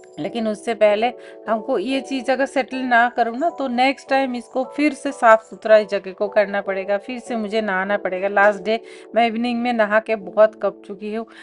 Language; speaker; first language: Hindi; non-native, local second language; Bangla